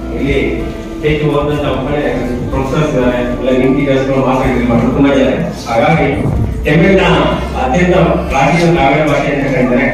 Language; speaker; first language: Kannada; non-native, local second language; Telugu